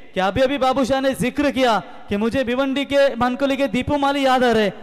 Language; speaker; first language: Hindi; non-native, local second language; Marathi